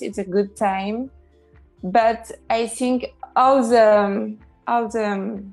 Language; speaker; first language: English; non-native, fluent; French